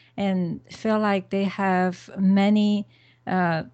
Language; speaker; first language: English; non-native, fluent; Chinese